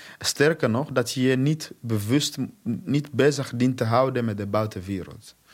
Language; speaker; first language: Dutch; non-native, fluent; Swahili